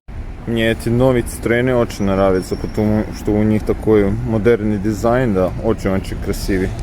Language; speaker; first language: Russian; non-native, fluent; Serbian